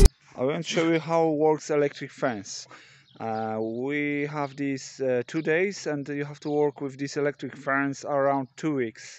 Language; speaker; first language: English; non-native, learner; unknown